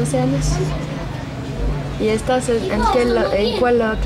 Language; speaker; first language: Spanish; non-native, fluent; French